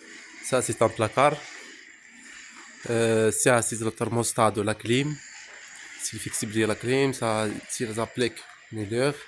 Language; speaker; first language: French; non-native, local second language; Arabic